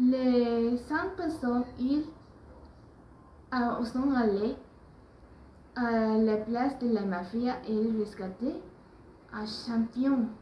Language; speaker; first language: French; non-native, learner; Spanish